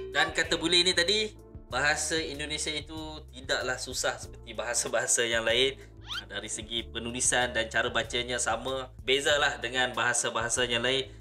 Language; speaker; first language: Malay; native; Malay